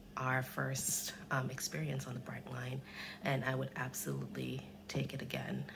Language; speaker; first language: English; native; English